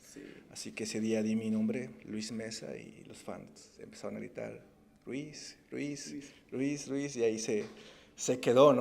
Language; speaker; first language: Spanish; native; Spanish